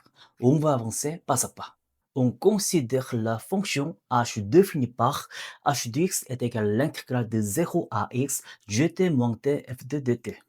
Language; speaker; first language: French; non-native, learner; Korean